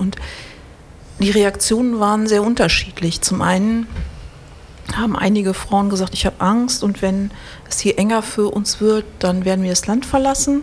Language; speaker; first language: German; native; German